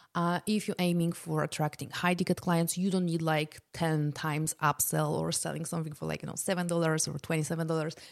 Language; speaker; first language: English; non-native, fluent; Polish